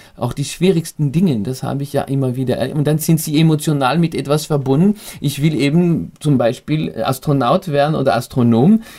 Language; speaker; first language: German; non-native, fluent; French